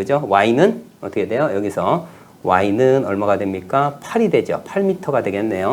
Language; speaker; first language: Korean; native; Korean